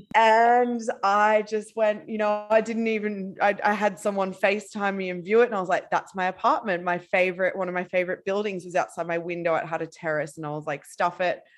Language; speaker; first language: English; native; English